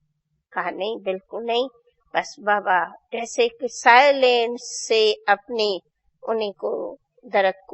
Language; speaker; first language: Hindi; non-native, local second language; Sindhi